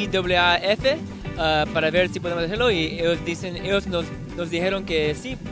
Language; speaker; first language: Spanish; early bilingual, heritage; English